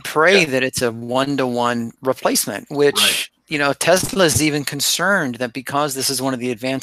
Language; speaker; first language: English; native; English